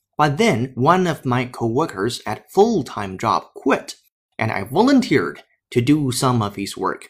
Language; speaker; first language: English; non-native, fluent; Chinese